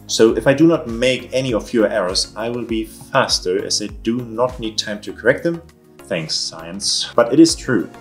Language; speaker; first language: English; non-native, fluent; German